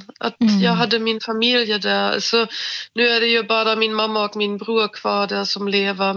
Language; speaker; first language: Swedish; non-native, fluent; German